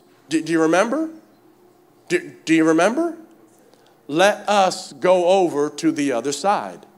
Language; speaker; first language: English; native; English